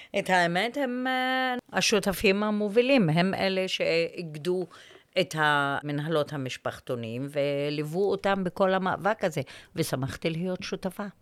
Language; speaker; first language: Hebrew; non-native, local second language; Arabic